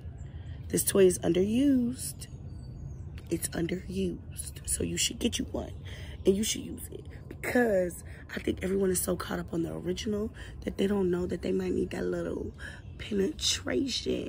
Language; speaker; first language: English; native; English